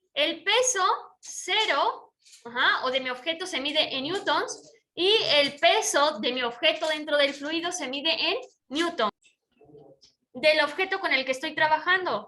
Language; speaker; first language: Spanish; native; Spanish